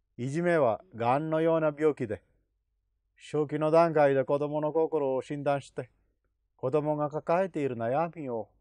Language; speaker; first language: Japanese; non-native, fluent; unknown